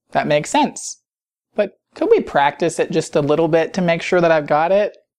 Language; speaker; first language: English; native; English